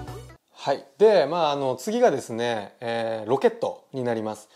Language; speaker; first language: Japanese; native; Japanese